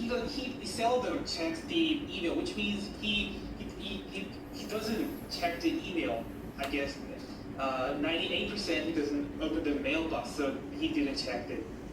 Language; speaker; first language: English; non-native, fluent; Korean